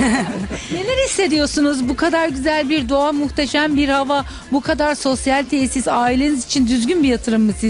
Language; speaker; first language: Turkish; native; Turkish